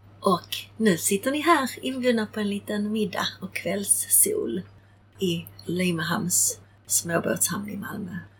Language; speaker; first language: Swedish; early bilingual, other home language; Czech